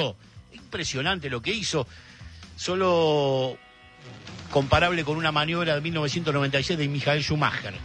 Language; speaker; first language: Spanish; native; Spanish